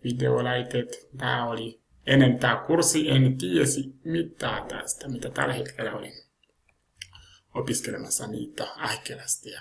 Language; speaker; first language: Finnish; non-native, learner; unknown